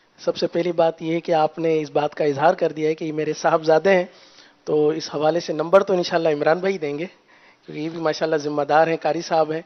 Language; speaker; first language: Urdu; native; Urdu